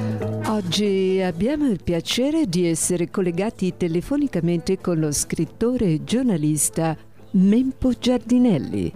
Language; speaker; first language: Italian; non-native, fluent; Spanish